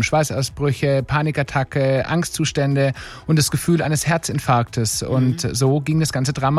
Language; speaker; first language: German; native; German